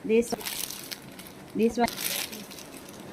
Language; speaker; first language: English; non-native, learner; Filipino